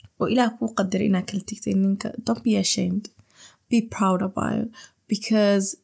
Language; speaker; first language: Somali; early bilingual, heritage; Somali